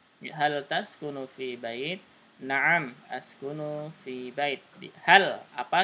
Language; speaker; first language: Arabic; non-native, fluent; Indonesian